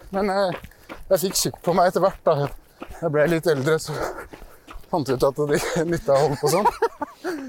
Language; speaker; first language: Norwegian; early bilingual, other home language; Persian